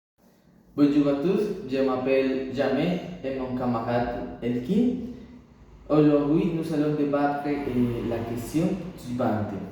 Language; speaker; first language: French; non-native, learner; Spanish